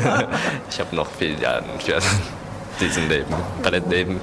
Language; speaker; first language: German; non-native, learner; Japanese